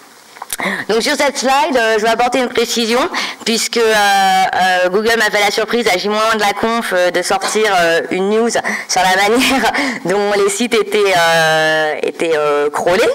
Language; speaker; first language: French; native; French